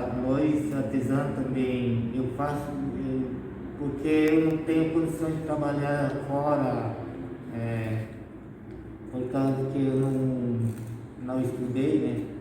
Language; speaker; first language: Portuguese; non-native, local second language; Guarani